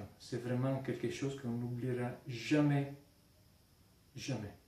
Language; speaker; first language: French; non-native, fluent; Italian